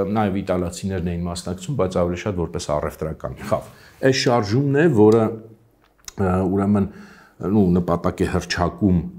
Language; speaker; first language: Armenian; native; Armenian